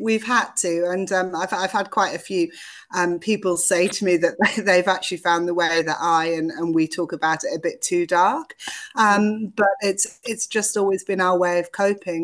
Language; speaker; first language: English; native; English